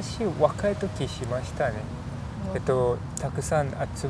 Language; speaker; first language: Japanese; non-native, learner; English